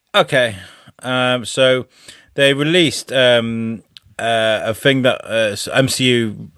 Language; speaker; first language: English; native; English